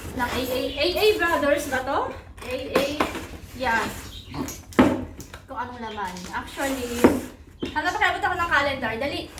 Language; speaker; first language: Filipino; native; Filipino